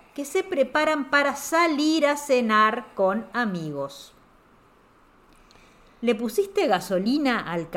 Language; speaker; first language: Spanish; native; Spanish